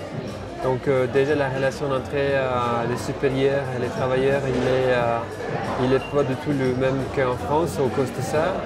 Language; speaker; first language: French; non-native, fluent; Icelandic